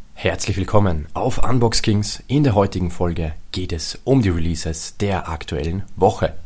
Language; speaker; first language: German; native; German